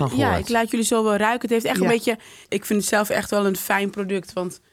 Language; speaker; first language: Dutch; non-native, fluent; Bambara